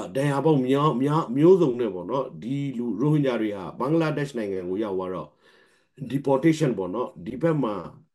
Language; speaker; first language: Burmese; non-native, local second language; Rohingya